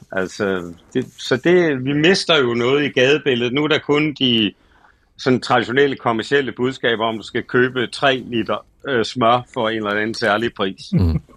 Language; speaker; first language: Danish; native; Danish